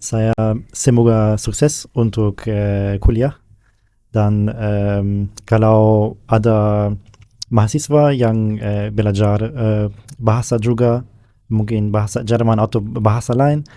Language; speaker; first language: Indonesian; non-native, learner; German